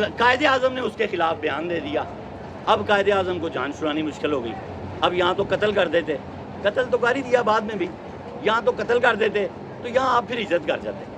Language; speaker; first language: Urdu; non-native, local second language; Punjabi